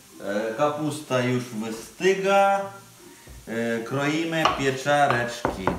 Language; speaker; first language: Polish; non-native, fluent; Ukrainian